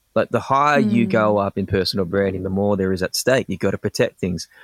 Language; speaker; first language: English; native; English